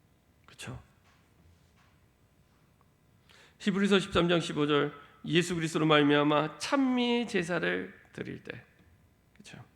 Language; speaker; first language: Korean; native; Korean